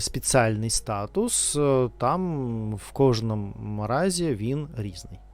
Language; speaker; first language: Ukrainian; non-native, learner; Russian